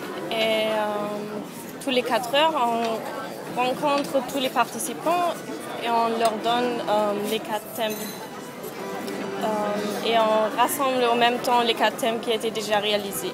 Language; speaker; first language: French; non-native, fluent; German